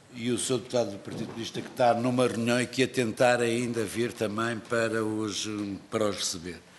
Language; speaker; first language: Portuguese; native; Portuguese